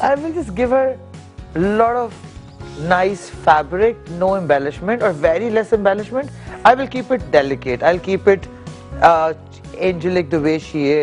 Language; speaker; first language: English; non-native, local second language; Urdu